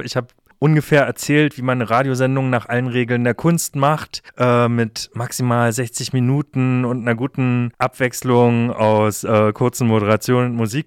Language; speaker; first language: German; native; German